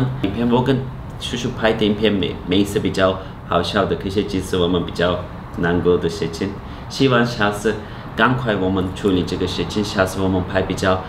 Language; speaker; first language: Chinese; non-native, fluent; Turkish